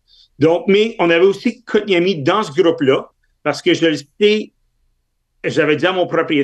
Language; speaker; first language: French; native; French